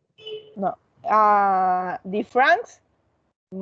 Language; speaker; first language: English; non-native, learner; Spanish